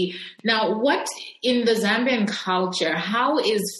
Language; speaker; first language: English; non-native, local second language; Bemba